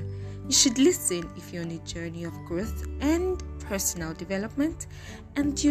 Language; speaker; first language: English; non-native, local second language; Yoruba